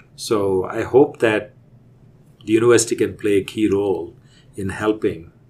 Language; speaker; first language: English; non-native, local second language; Telugu